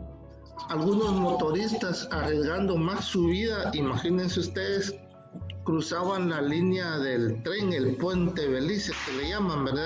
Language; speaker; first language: Spanish; native; Spanish